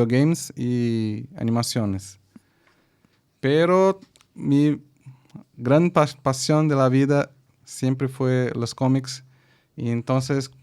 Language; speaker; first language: Spanish; non-native, fluent; Portuguese